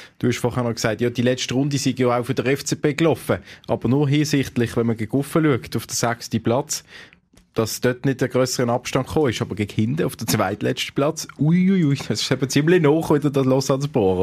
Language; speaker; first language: German; native; German